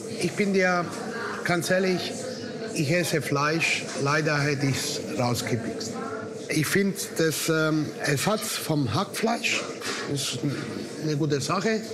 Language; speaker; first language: German; non-native, fluent; Italian